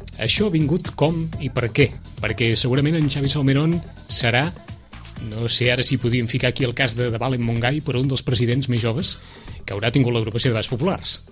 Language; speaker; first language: Catalan; native; Catalan